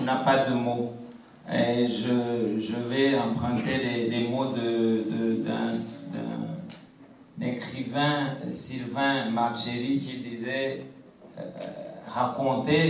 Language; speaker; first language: French; non-native, local second language; Kinyarwanda